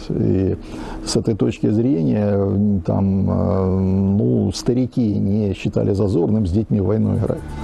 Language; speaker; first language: Russian; native; Russian